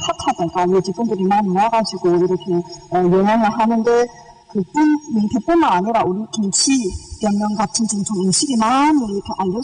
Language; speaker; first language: Korean; early bilingual, heritage; Korean